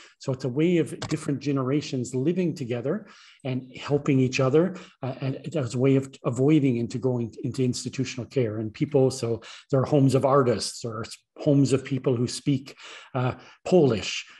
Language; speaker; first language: English; native; English